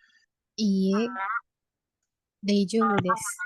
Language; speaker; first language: Japanese; non-native, learner; Indonesian